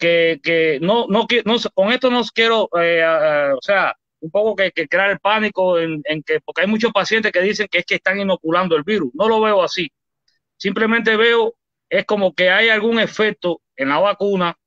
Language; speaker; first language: Spanish; native; Spanish